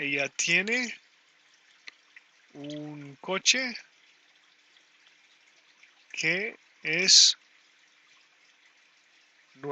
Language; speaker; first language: Spanish; non-native, fluent; English